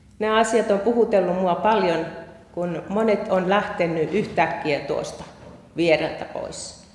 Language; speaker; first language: Finnish; native; Finnish